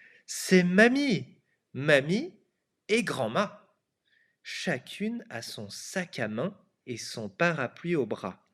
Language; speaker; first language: French; non-native, fluent; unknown